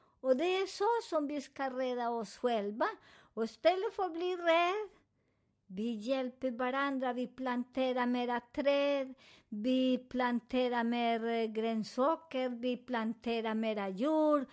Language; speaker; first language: Swedish; non-native, fluent; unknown